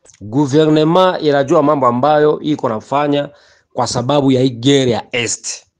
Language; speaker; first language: Swahili; native; Swahili